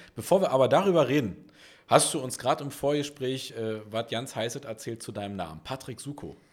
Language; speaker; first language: German; native; German